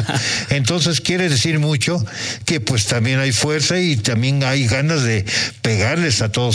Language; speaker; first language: Spanish; native; Spanish